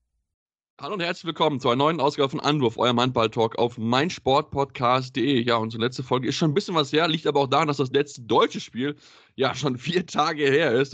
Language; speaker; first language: German; native; German